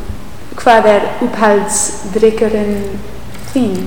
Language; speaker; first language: Icelandic; non-native, learner; English